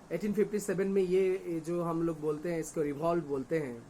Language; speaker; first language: Hindi; non-native, local second language; Bangla